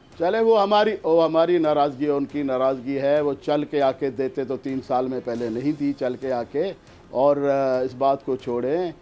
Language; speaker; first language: Urdu; non-native, local second language; Sindhi